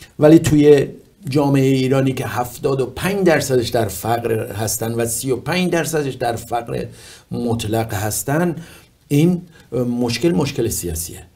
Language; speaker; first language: Persian; native; Persian